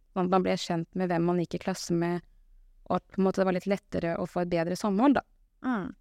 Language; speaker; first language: Norwegian; native; Norwegian